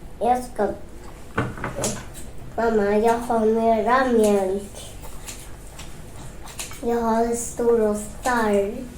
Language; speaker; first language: Swedish; early bilingual, other home language; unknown